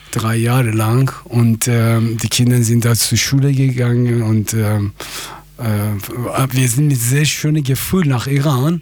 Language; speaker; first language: German; non-native, fluent; Persian